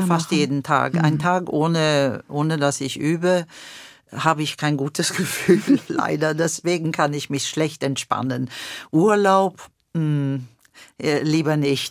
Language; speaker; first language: German; non-native, fluent; Swedish